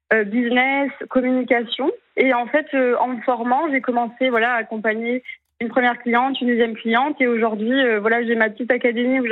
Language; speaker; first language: French; native; French